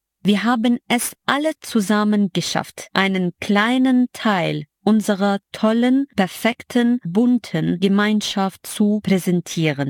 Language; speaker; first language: German; non-native, fluent; Arabic